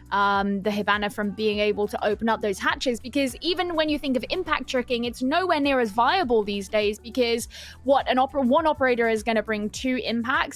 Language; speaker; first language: English; native; English